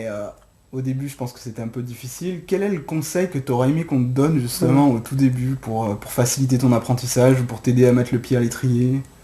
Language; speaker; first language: French; native; French